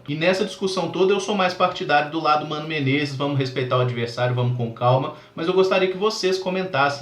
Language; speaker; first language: Portuguese; native; Portuguese